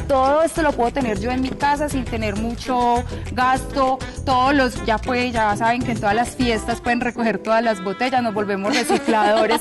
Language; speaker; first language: Spanish; native; Spanish